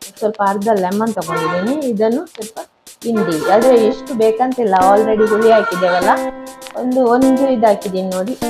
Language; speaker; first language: Kannada; non-native, local second language; Tulu